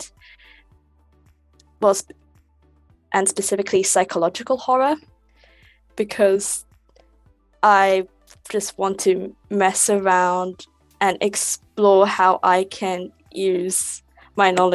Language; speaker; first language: English; native; English